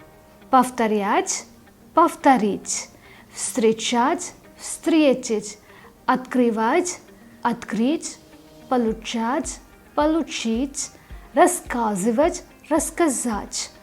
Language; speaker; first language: Russian; non-native, fluent; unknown